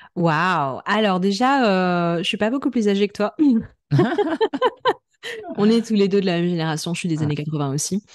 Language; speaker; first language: French; native; French